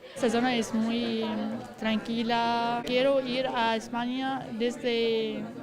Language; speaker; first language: Spanish; non-native, learner; Arabic